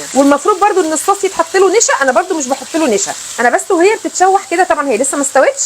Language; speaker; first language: Arabic; native; Arabic